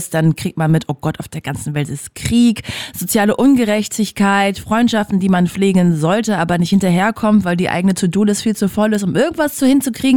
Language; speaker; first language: German; native; German